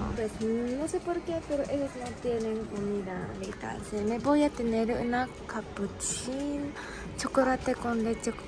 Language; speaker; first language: Spanish; non-native, learner; Japanese